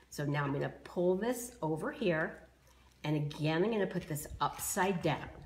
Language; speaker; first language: English; native; English